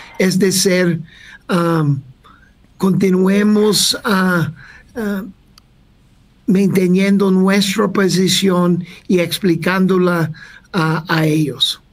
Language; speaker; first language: Spanish; non-native, fluent; English